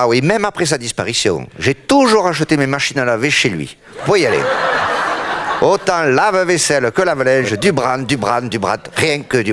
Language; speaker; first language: French; native; French